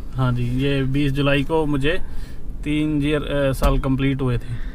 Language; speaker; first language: Hindi; native; Hindi